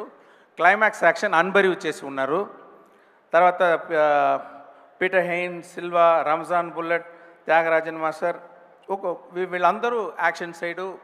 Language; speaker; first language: Telugu; non-native, fluent; Tamil